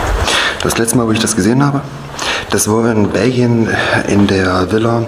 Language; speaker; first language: German; native; German